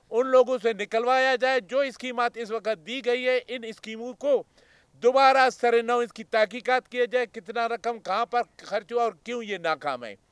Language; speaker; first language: Urdu; non-native, local second language; Baluchi